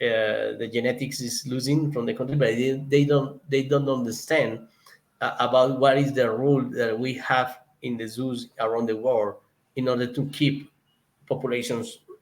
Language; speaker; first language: English; non-native, learner; Spanish